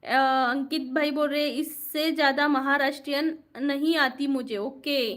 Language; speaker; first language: Hindi; non-native, local second language; Marathi